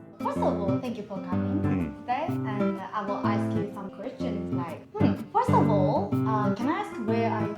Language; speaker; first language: English; non-native, fluent; Japanese